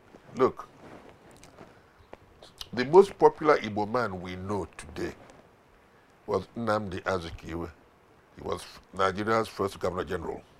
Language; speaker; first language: English; non-native, local second language; Igbo